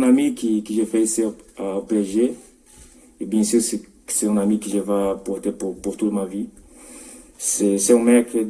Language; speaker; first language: French; non-native, fluent; Portuguese